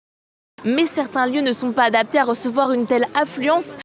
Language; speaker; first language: French; native; French